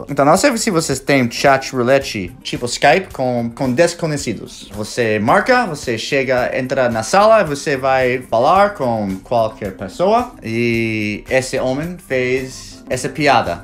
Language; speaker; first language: Portuguese; non-native, fluent; English